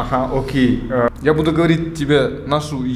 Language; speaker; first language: Russian; native; Russian